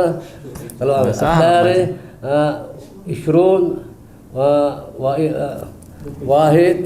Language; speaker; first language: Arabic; non-native, learner; Indonesian